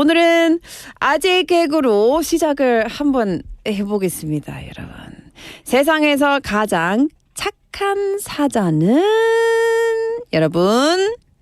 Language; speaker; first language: Korean; non-native, learner; English